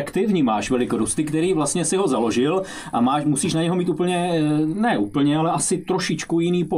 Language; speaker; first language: Czech; native; Czech